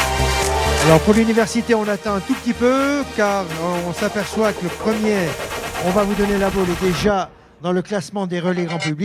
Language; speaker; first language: French; native; French